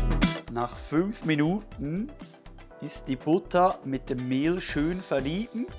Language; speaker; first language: German; native; German